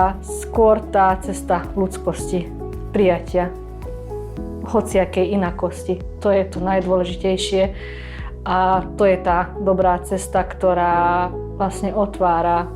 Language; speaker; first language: Slovak; native; Slovak